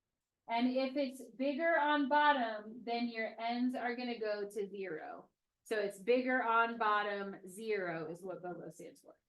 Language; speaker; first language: English; native; English